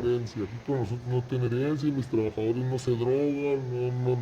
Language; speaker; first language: Spanish; native; Spanish